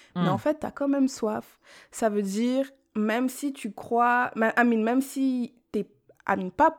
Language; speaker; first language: French; native; French